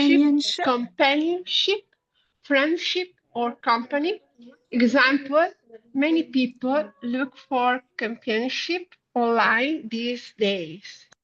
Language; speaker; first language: English; non-native, learner; Italian